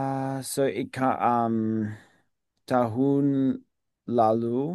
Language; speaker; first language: Indonesian; non-native, learner; English